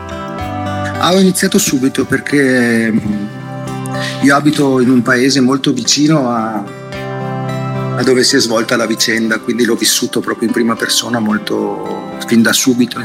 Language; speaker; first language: Italian; native; Italian